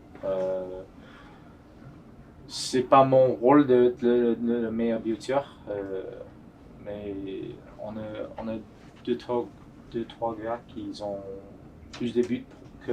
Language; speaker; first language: French; non-native, fluent; English